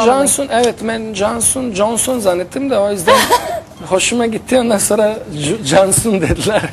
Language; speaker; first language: Turkish; non-native, fluent; Bosnian